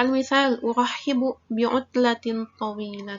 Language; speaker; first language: Arabic; non-native, fluent; Indonesian